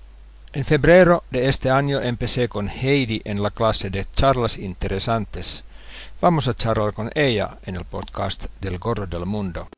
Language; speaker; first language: Spanish; non-native, fluent; Finnish